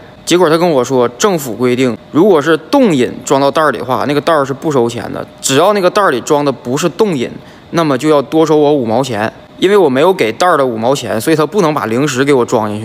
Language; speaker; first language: Chinese; native; Chinese